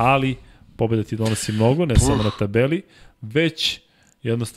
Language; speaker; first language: Serbian; native; Serbian